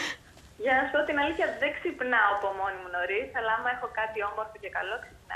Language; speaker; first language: Greek; early bilingual, heritage; Greek